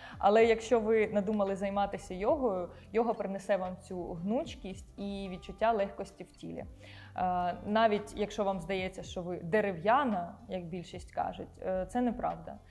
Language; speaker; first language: Ukrainian; non-native, local second language; Russian